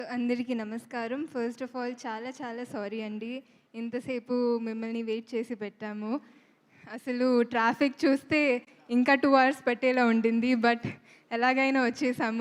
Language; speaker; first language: Telugu; non-native, fluent; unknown